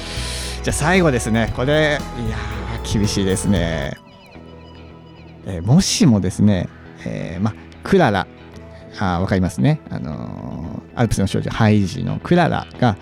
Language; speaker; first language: Japanese; native; Japanese